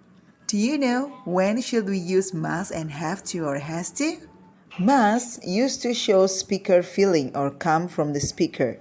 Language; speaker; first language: English; non-native, learner; Indonesian